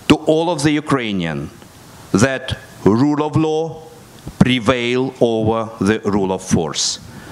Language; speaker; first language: English; non-native, fluent; Russian